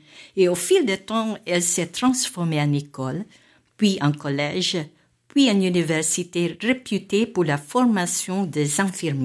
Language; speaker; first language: French; non-native, fluent; Filipino